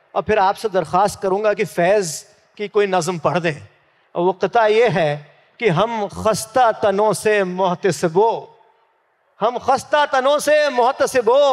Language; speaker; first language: Hindi; native; Hindi